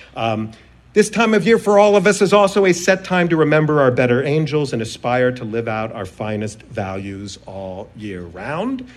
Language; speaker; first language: English; native; English